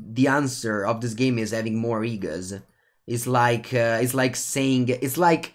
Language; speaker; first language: English; non-native, fluent; Italian